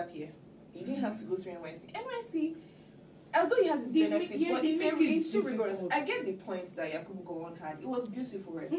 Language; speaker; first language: English; non-native, local second language; Yoruba